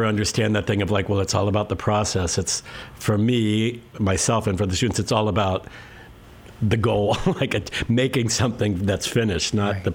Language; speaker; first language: English; native; English